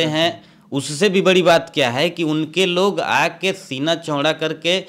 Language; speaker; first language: Hindi; native; Hindi